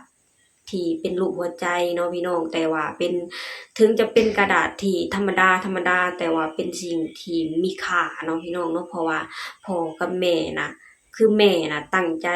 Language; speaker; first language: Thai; non-native, local second language; Lao